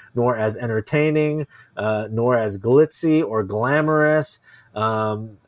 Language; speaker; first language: English; native; English